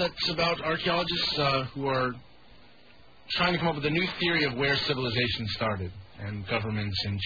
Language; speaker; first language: English; native; English